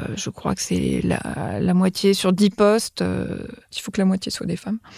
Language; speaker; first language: French; native; French